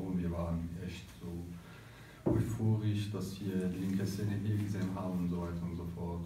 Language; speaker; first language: German; non-native, fluent; Arabic